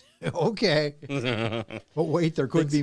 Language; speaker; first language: English; native; English